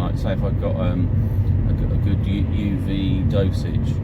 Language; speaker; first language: English; native; English